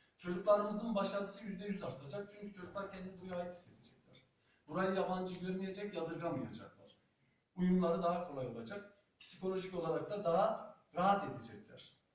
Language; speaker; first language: Turkish; non-native, local second language; Zaza